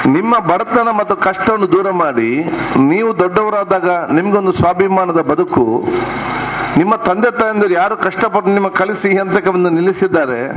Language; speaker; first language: Kannada; non-native, local second language; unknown